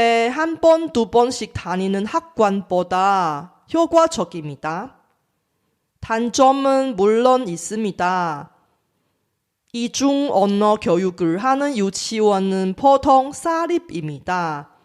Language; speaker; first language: Korean; non-native, fluent; Chinese